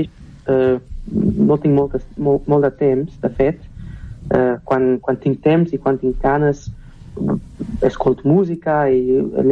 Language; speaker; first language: Catalan; non-native, fluent; German